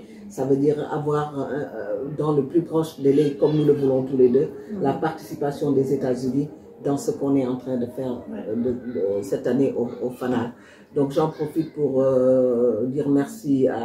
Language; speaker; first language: French; non-native, local second language; Wolof